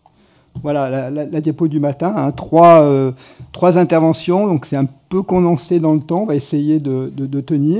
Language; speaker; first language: French; native; French